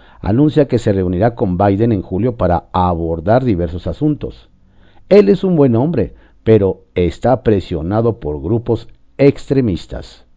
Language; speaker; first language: Spanish; native; Spanish